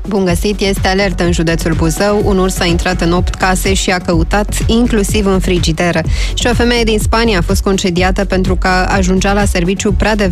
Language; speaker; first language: Romanian; native; Romanian